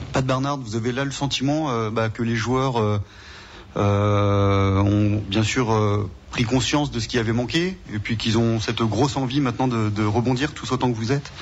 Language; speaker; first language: French; native; French